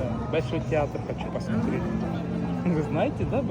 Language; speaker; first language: Russian; non-native, local second language; Kyrgyz